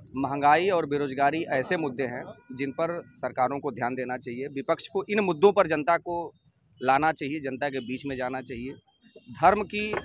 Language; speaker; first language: Hindi; native; Hindi